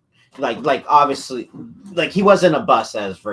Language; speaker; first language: English; native; English